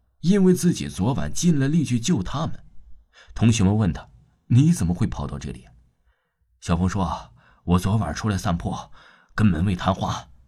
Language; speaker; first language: Chinese; non-native, local second language; Cantonese